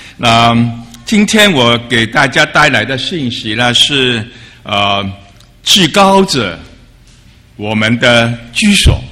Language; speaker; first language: Chinese; non-native, local second language; Cantonese